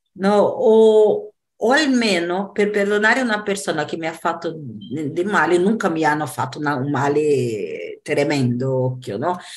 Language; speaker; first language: Italian; non-native, fluent; Portuguese